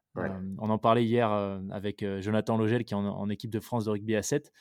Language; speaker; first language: French; native; French